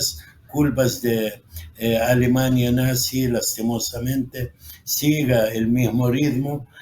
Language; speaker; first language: Spanish; non-native, fluent; Arabic